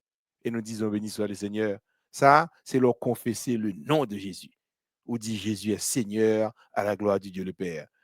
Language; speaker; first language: French; non-native, local second language; Haitian Creole